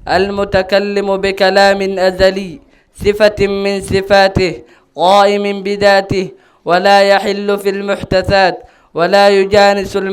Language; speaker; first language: Arabic; non-native, learner; Somali